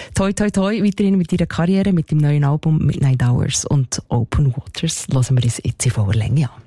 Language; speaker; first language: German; native; German